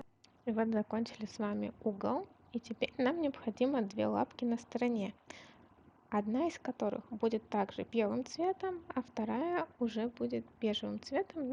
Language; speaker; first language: Russian; native; Russian